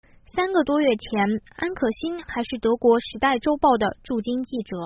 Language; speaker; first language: Chinese; native; Chinese